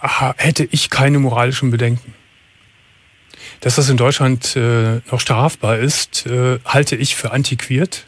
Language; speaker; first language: German; native; German